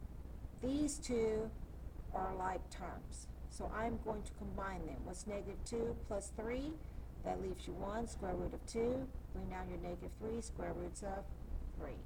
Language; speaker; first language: English; native; English